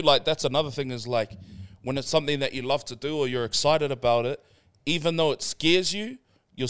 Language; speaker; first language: English; native; English